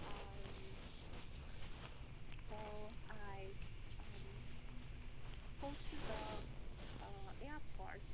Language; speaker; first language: English; non-native, learner; Chinese